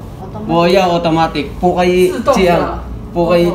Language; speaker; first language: Chinese; non-native, learner; Filipino